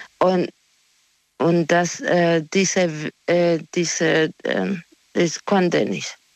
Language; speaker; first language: German; non-native, learner; Spanish